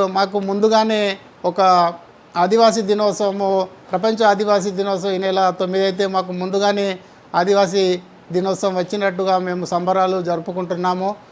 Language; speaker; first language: Telugu; non-native, local second language; Gondi